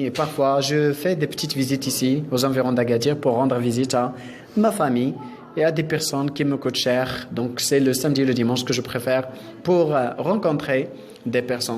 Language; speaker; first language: French; non-native, local second language; Arabic